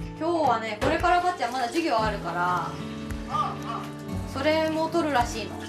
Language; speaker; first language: Japanese; native; Japanese